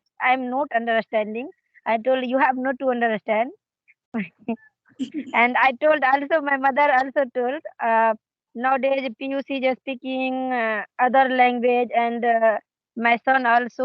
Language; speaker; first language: English; non-native, learner; Hindi